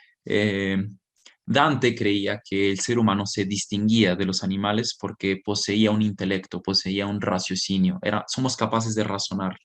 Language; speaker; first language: Spanish; native; Spanish